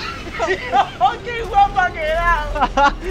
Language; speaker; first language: Spanish; native; Spanish